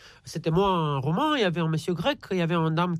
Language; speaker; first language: French; non-native, fluent; Romanian